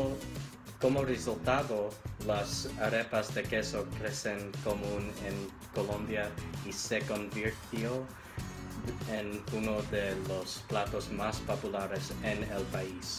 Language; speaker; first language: Spanish; non-native, learner; English